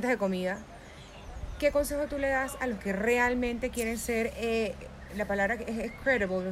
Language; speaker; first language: Spanish; native; Spanish